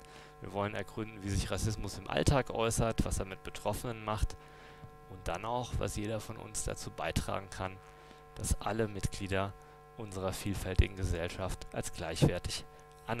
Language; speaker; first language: German; native; German